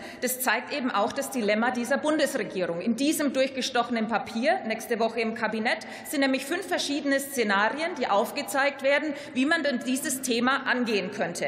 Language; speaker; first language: German; native; German